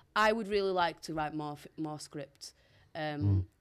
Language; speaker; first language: English; non-native, local second language; Portuguese